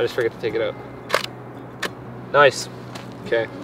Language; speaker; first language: English; native; English